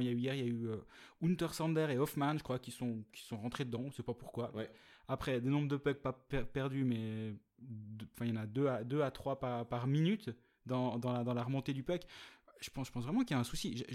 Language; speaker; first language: French; native; French